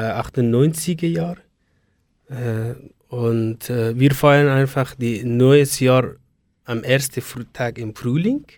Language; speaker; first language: German; non-native, learner; Persian